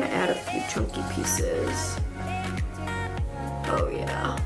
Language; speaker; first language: English; native; English